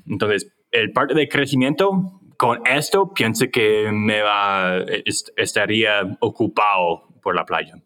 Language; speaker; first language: Spanish; non-native, fluent; English